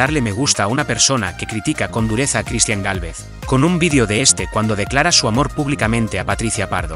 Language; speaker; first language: Spanish; native; Spanish